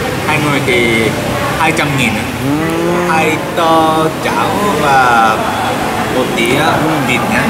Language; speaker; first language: Vietnamese; non-native, learner; Japanese